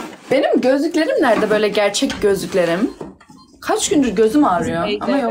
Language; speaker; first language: Turkish; early bilingual, heritage; Turkish